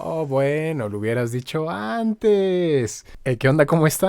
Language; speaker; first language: Spanish; native; Spanish